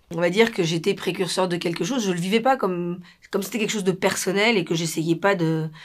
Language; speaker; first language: French; non-native, fluent; Spanish